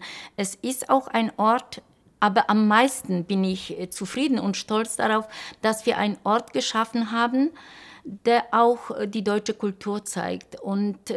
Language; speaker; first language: German; non-native, local second language; Polish